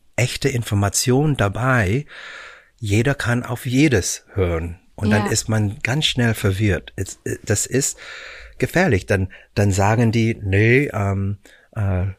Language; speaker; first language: German; non-native, fluent; English